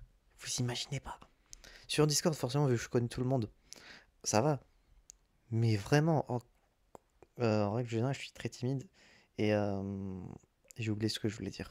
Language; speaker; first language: French; native; French